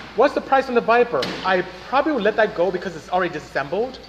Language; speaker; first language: English; non-native, local second language; Igbo